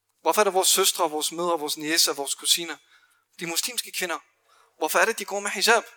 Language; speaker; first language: Danish; early bilingual, other home language; Arabic